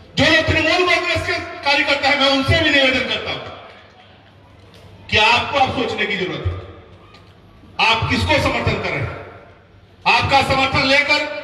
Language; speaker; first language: Hindi; native; Hindi